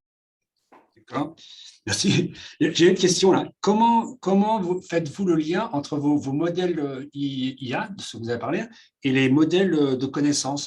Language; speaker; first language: French; native; French